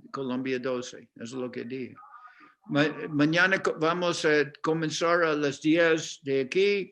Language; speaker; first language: Spanish; non-native, fluent; English